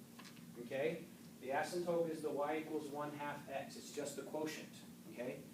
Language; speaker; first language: English; native; English